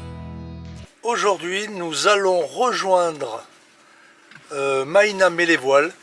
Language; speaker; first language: French; native; French